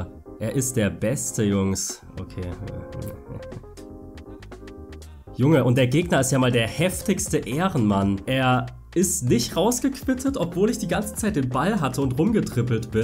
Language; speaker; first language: German; native; German